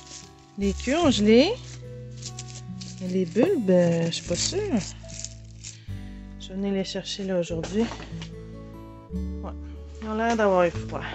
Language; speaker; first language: French; native; French